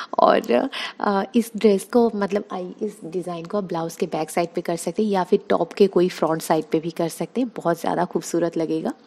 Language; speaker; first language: Hindi; non-native, local second language; Bangla